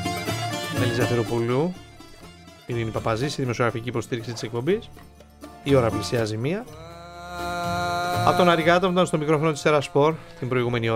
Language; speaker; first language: Greek; native; Greek